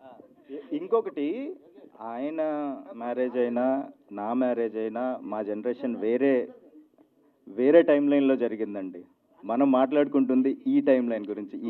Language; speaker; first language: Telugu; native; Telugu